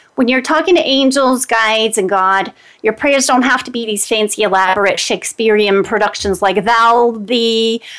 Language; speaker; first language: English; native; English